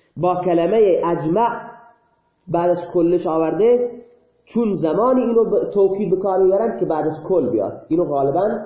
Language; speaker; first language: Persian; non-native, local second language; Baluchi